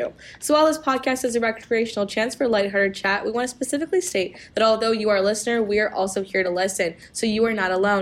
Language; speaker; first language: English; native; English